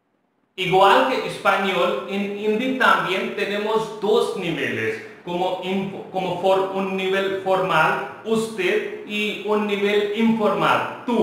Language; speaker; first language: Spanish; non-native, local second language; Hindi